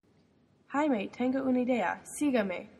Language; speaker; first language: Spanish; non-native, learner; English